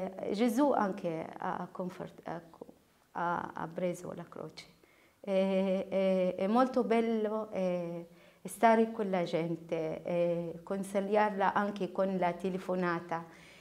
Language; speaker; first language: Italian; non-native, learner; Arabic